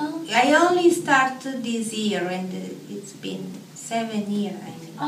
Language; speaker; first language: English; non-native, fluent; Italian